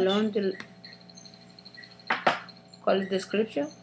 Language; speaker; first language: English; non-native, learner; Spanish